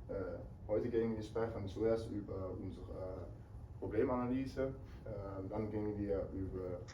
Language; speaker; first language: German; non-native, learner; Dutch